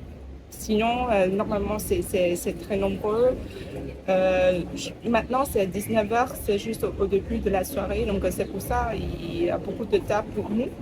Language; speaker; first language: French; non-native, learner; Vietnamese